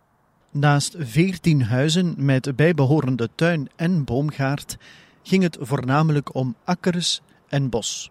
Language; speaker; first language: Dutch; native; Dutch